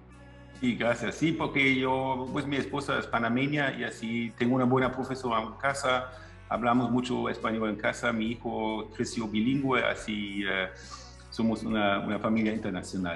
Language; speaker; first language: Spanish; non-native, fluent; German